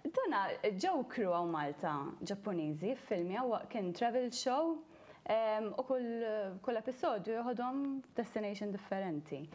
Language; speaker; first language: Maltese; native; Maltese